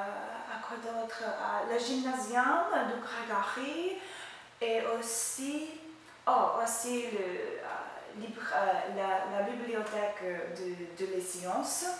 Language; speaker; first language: French; non-native, learner; English